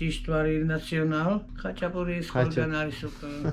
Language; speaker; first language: Turkish; non-native, learner; Svan